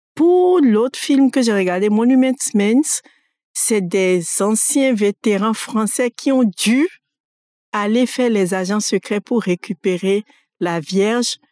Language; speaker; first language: French; non-native, local second language; Fon